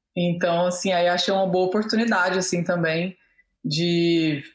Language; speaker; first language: Portuguese; native; Portuguese